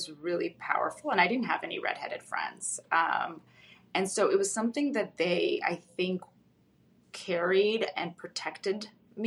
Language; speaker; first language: English; early bilingual, other home language; Russian